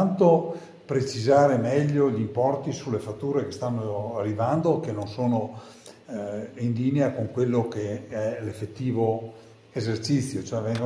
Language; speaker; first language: Italian; native; Italian